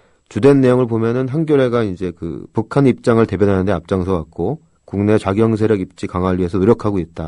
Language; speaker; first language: Korean; native; Korean